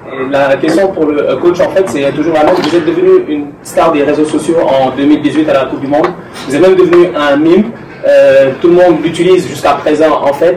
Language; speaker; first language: French; non-native, local second language; Wolof